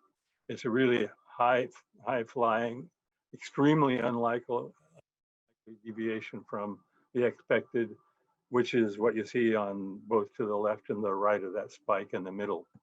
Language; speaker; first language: English; native; English